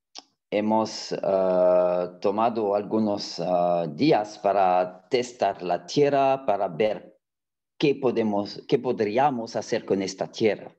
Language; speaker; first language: Spanish; non-native, fluent; French